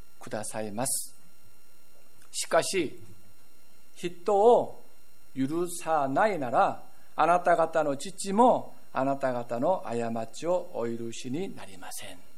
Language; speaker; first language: Japanese; non-native, fluent; Korean